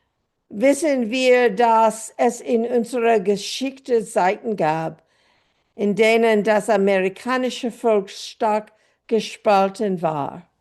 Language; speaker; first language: German; non-native, fluent; English